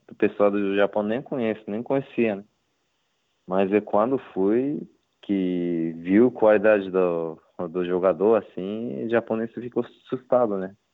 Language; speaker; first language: Portuguese; non-native, learner; Japanese